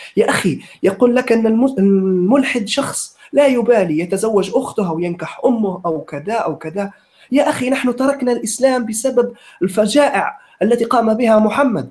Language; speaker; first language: Arabic; native; Arabic